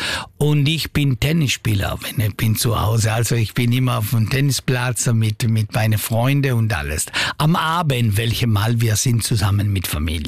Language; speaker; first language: German; non-native, learner; Italian